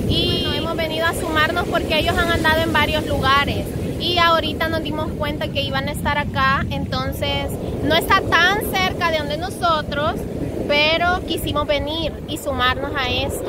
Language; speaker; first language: Spanish; native; Spanish